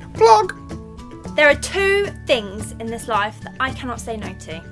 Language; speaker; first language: English; native; English